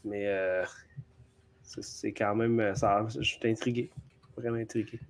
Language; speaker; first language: French; native; French